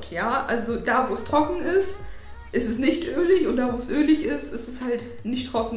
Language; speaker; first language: German; native; German